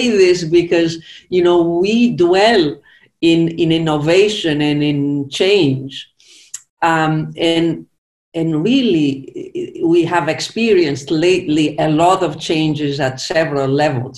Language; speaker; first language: English; non-native, fluent; Greek